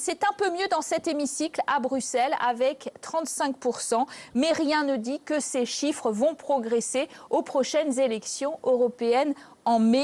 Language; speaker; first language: French; native; French